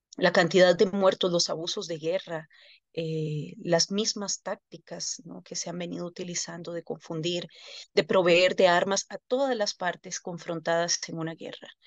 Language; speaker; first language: Spanish; native; Spanish